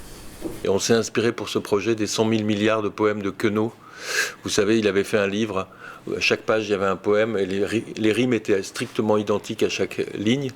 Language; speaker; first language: French; native; French